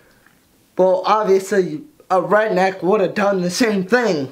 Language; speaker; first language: English; native; English